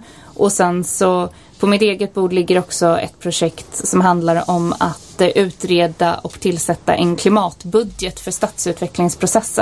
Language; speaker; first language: Swedish; native; Swedish